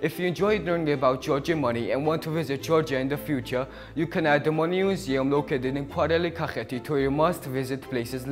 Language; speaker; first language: English; non-native, learner; Georgian